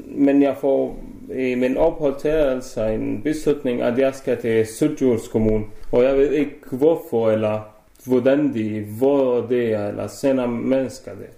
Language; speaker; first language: Danish; non-native, learner; Arabic